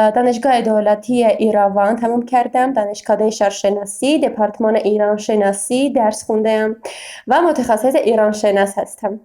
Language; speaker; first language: Persian; non-native, fluent; Armenian